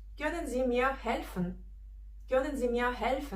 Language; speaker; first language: German; non-native, local second language; Ukrainian